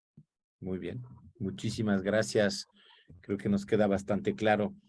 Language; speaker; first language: Spanish; native; Spanish